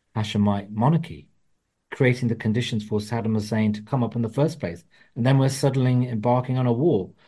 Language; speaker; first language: English; early bilingual, other home language; Punjabi